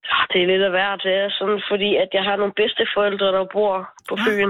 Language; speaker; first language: Danish; native; Danish